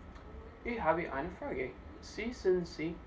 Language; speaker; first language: German; non-native, learner; English